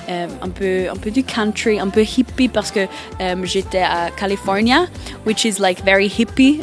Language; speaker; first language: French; non-native, learner; German